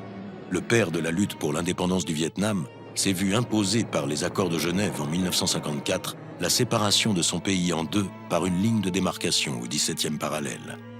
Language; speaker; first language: French; native; French